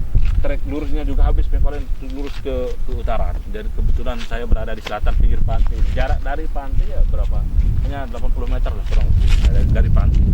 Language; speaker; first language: Indonesian; non-native, local second language; Sasak